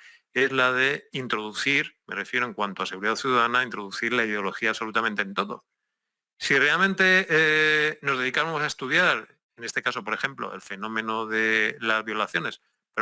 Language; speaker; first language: Spanish; native; Spanish